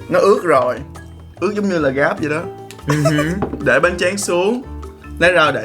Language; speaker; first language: Vietnamese; native; Vietnamese